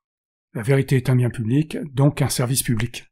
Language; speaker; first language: French; native; French